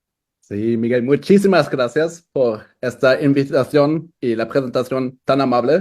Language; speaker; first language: Spanish; non-native, fluent; German